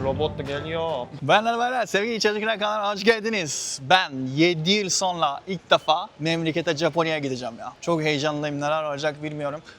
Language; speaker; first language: Turkish; non-native, fluent; Japanese